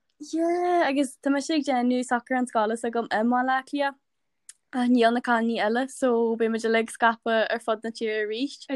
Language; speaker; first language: Irish; native; Irish